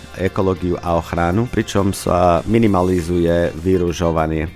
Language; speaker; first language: Slovak; non-native, learner; Portuguese